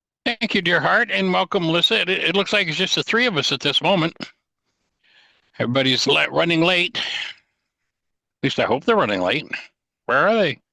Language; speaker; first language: English; native; English